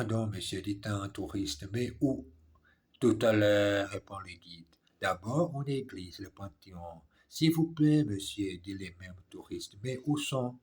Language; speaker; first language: French; non-native, learner; English